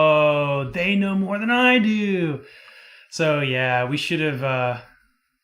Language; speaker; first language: English; native; English